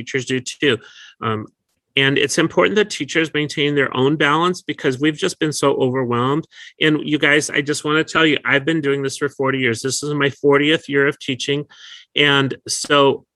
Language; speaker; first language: English; native; English